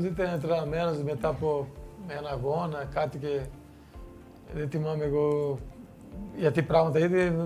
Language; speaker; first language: Greek; non-native, fluent; Portuguese